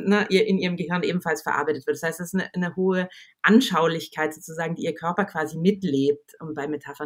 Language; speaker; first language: German; native; German